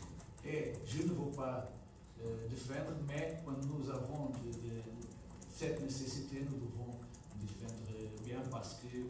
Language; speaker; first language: French; non-native, fluent; Portuguese